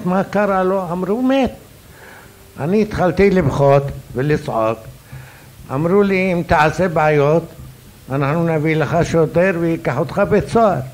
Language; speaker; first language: Hebrew; non-native, fluent; Arabic